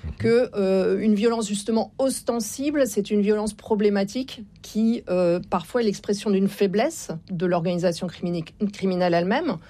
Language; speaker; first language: French; native; French